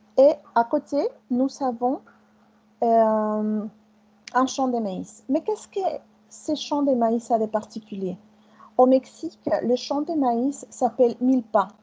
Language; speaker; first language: French; non-native, fluent; Spanish